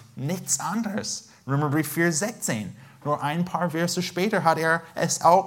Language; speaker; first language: German; non-native, fluent; English